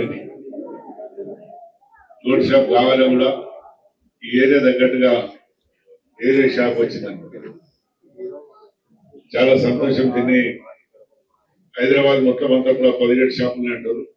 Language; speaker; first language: Telugu; native; Telugu